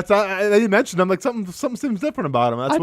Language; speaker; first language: English; native; English